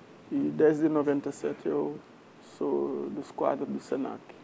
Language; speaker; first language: Portuguese; non-native, fluent; Wolof